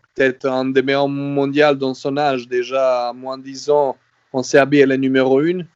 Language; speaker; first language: French; non-native, fluent; Serbian